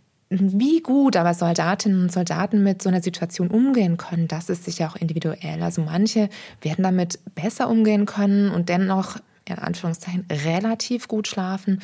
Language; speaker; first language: German; native; German